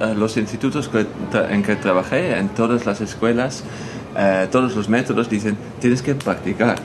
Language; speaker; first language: Spanish; non-native, fluent; Dutch